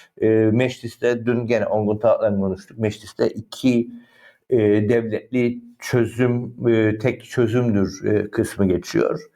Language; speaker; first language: Turkish; native; Turkish